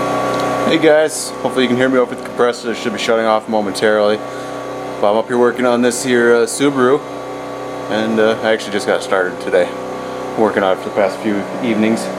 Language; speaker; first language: English; native; English